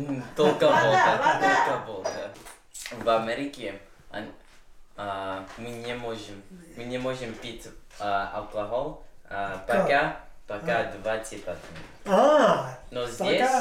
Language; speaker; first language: Russian; non-native, learner; English